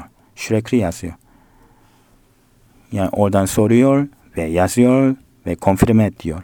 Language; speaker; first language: Turkish; non-native, learner; Korean